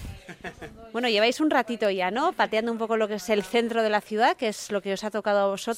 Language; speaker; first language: Spanish; native; Spanish